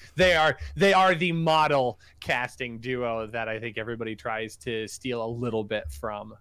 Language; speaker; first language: English; native; English